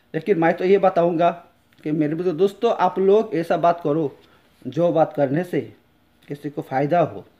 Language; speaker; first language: Hindi; non-native, local second language; Bangla